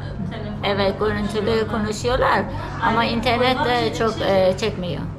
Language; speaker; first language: Turkish; non-native, fluent; Turkmen